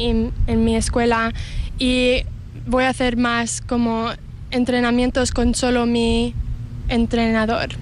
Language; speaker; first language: Spanish; early bilingual, heritage; Spanish